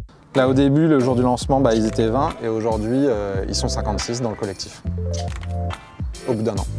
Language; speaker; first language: French; native; French